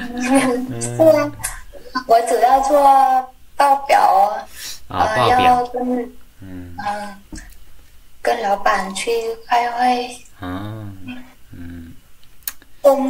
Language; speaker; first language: Chinese; non-native, learner; Vietnamese